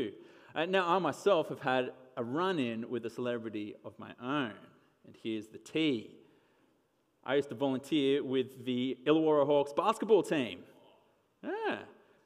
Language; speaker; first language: English; native; English